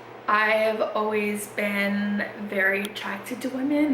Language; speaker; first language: English; native; English